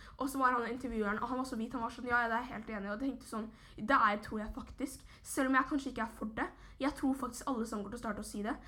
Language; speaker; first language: Norwegian; early bilingual, other home language; Somali